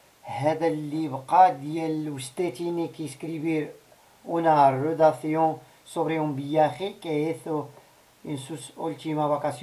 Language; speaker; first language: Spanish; non-native, learner; Arabic